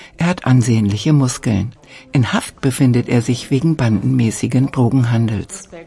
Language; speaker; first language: German; native; German